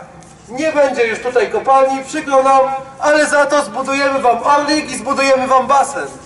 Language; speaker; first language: Polish; native; Polish